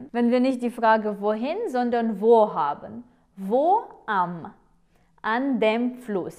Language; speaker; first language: German; non-native, fluent; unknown